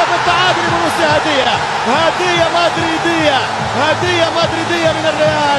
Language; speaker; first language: Arabic; native; Arabic